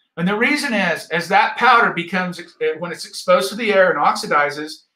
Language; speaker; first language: English; native; English